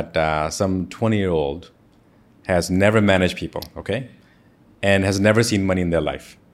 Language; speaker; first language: English; non-native, local second language; Hindi